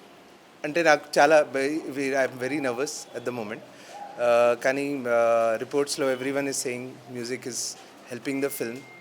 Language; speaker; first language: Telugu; non-native, learner; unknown